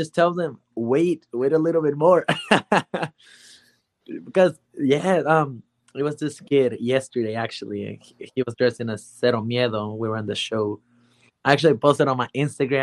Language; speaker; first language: English; non-native, fluent; Spanish